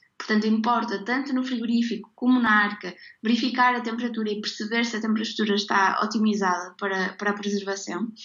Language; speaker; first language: Portuguese; native; Portuguese